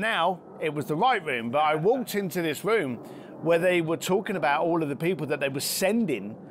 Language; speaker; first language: English; native; English